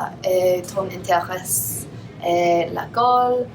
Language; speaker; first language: French; non-native, learner; English